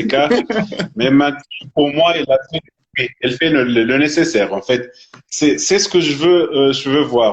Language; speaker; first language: French; non-native, fluent; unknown